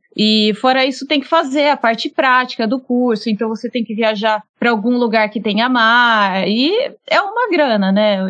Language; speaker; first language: Portuguese; native; Portuguese